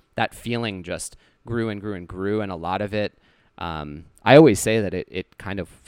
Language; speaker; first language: English; native; English